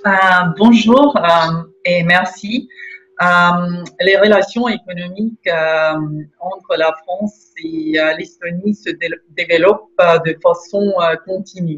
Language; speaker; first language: French; non-native, fluent; Estonian